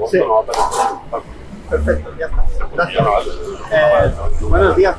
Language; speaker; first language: Spanish; native; Spanish